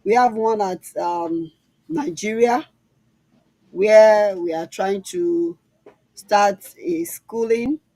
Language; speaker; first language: English; non-native, local second language; Yoruba